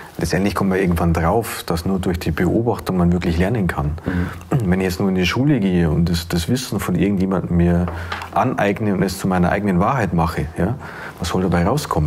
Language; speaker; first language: German; native; German